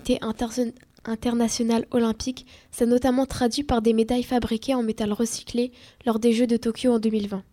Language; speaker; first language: French; native; French